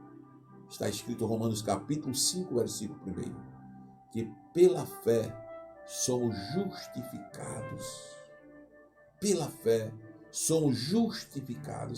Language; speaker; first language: Portuguese; native; Portuguese